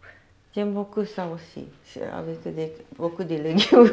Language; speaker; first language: French; non-native, learner; Japanese